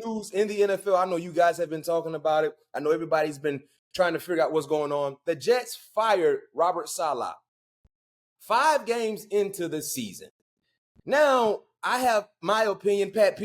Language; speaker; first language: English; native; English